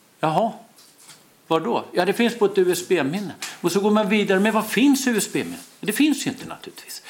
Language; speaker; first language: Swedish; native; Swedish